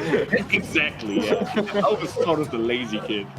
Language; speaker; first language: English; non-native, fluent; German